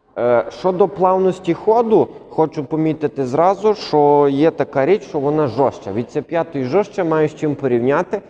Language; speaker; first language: Ukrainian; native; Ukrainian